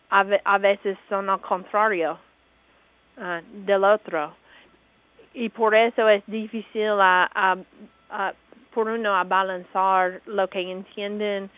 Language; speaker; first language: Spanish; non-native, learner; English